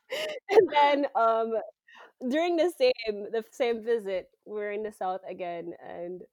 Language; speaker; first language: English; native; English